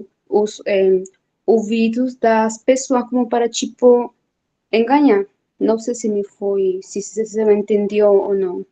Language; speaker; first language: Portuguese; non-native, fluent; Spanish